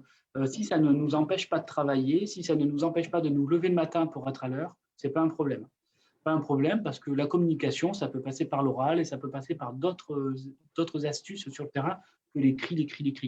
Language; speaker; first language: French; native; French